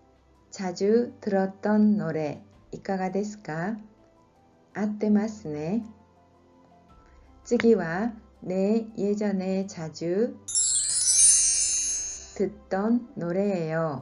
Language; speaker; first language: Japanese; non-native, fluent; Korean